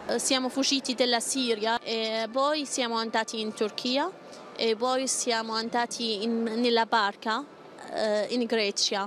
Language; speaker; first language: Italian; non-native, learner; Arabic